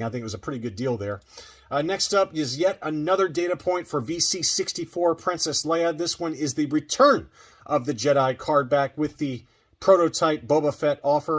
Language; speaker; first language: English; native; English